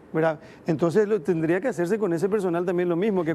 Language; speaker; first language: Spanish; native; Spanish